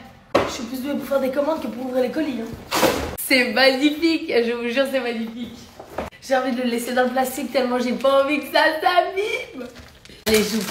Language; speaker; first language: French; native; French